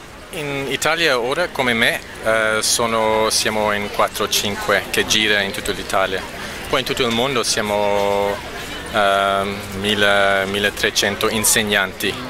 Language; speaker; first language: Italian; non-native, fluent; English